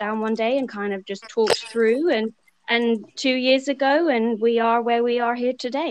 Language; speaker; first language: English; native; English